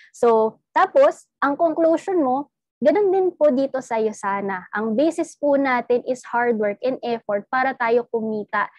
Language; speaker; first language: Filipino; non-native, local second language; Cebuano